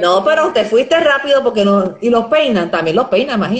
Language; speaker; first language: Spanish; native; Spanish